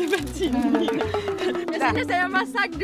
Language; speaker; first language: Indonesian; non-native, learner; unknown